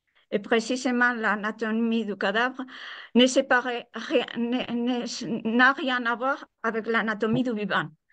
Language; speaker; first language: French; non-native, fluent; Spanish